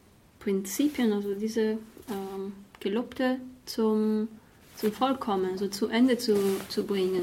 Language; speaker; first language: German; non-native, fluent; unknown